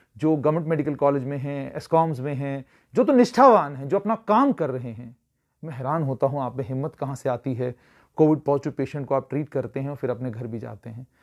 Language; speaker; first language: Hindi; native; Hindi